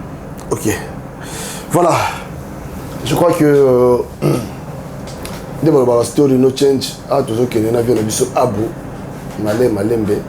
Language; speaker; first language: French; non-native, local second language; Lingala